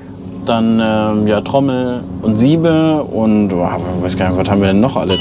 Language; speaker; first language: German; native; German